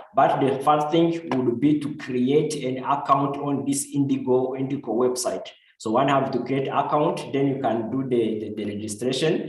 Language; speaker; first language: English; non-native, local second language; Kinyarwanda